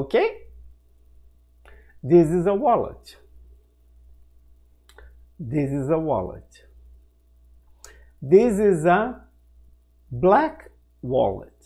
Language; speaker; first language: English; non-native, fluent; Portuguese